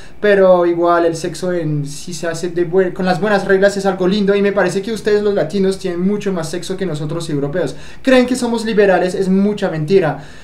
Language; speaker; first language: Spanish; non-native, fluent; French